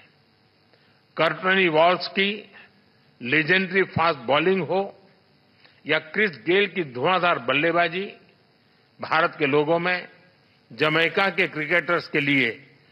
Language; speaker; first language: Hindi; native; Hindi